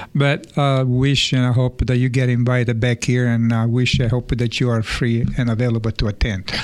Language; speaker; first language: English; non-native, fluent; Italian